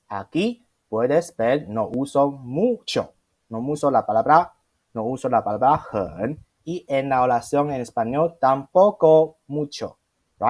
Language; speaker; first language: Spanish; non-native, fluent; Chinese